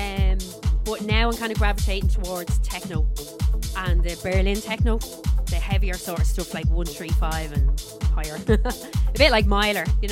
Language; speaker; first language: English; native; English